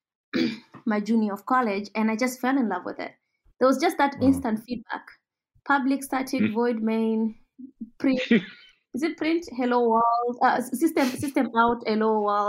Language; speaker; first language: English; non-native, local second language; Kalenjin